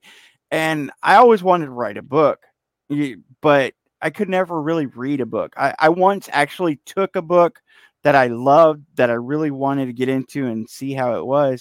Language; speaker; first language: English; native; English